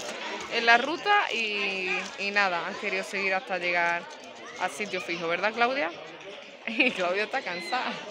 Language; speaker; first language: Spanish; native; Spanish